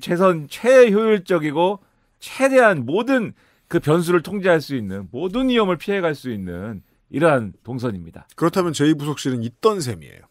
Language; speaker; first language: Korean; native; Korean